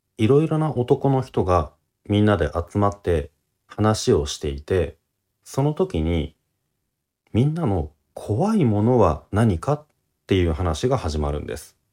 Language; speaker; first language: Japanese; native; Japanese